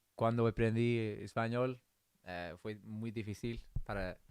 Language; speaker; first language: Spanish; non-native, learner; English